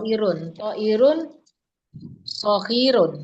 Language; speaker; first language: Arabic; non-native, learner; Indonesian